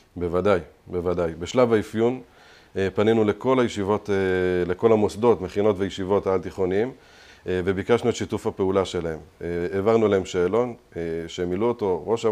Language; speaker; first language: Hebrew; native; Hebrew